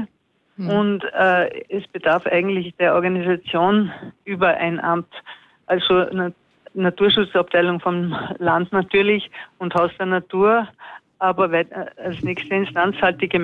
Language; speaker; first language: German; native; German